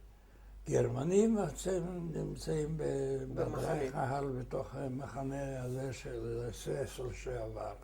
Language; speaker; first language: Hebrew; non-native, fluent; Yiddish